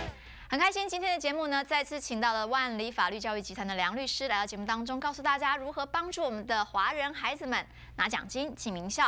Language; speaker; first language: Chinese; native; Chinese